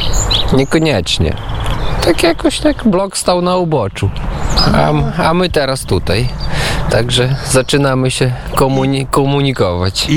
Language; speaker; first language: Polish; non-native, local second language; Belarusian